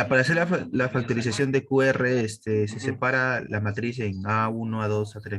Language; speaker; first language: Spanish; native; Spanish